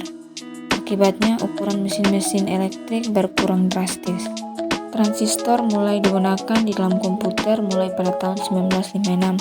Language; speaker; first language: Indonesian; native; Indonesian